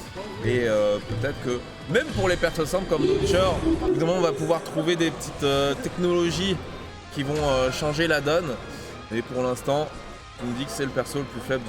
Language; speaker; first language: French; native; French